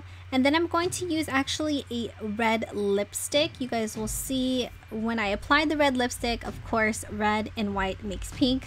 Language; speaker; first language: English; native; English